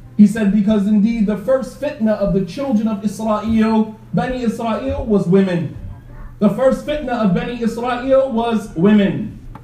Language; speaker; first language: English; native; English